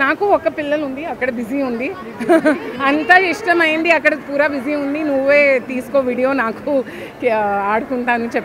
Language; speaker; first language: Telugu; non-native, local second language; Hindi